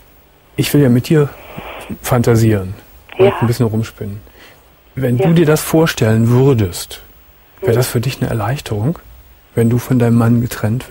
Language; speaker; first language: German; native; German